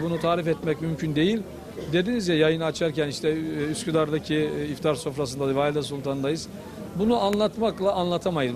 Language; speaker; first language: Turkish; native; Turkish